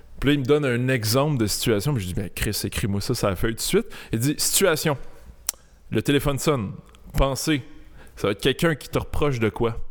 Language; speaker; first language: French; native; French